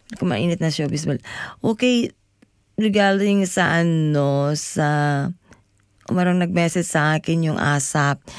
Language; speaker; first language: Filipino; non-native, local second language; Cebuano